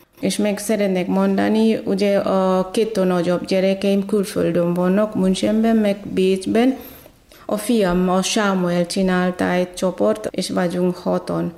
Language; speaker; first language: Hungarian; non-native, fluent; Batak Toba